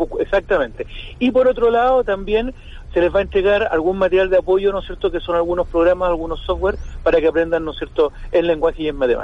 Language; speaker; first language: Spanish; native; Spanish